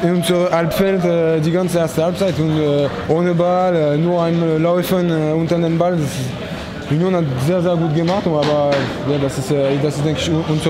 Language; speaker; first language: German; non-native, fluent; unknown